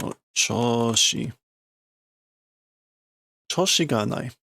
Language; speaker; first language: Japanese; non-native, learner; English